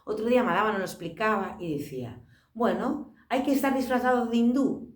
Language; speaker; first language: Spanish; non-native, local second language; Galician